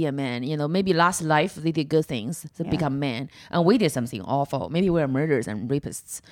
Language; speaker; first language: English; non-native, fluent; Chinese